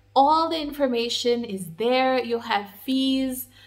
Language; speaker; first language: English; native; English